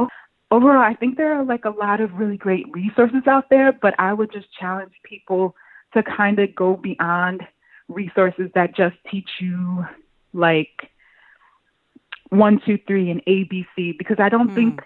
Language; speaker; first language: English; native; English